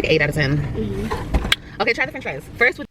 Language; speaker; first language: English; native; English